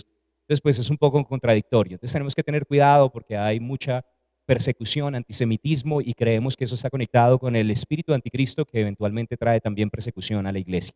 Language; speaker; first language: Spanish; native; Spanish